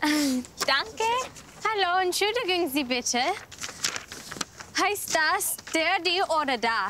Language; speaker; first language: German; non-native, learner; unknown